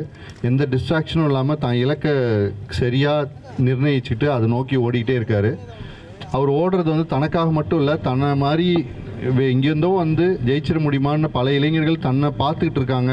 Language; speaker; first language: Tamil; native; Tamil